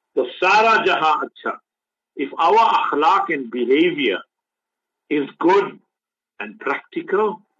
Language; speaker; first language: English; native; English